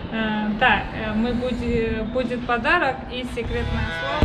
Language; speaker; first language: Russian; non-native, learner; Georgian